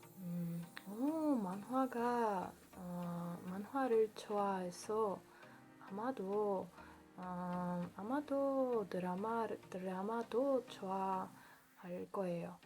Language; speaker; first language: Korean; non-native, learner; Polish